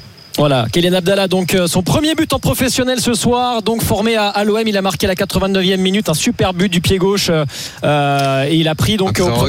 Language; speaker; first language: French; native; French